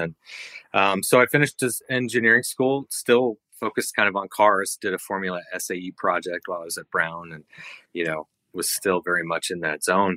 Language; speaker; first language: English; native; English